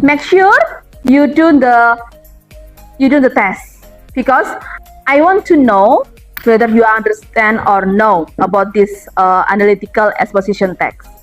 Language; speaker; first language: English; non-native, fluent; Indonesian